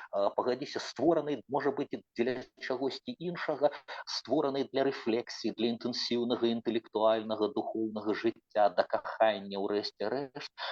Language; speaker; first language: Belarusian; native; Belarusian